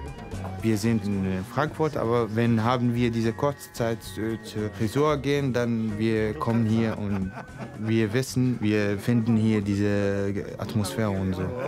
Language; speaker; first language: German; non-native, learner; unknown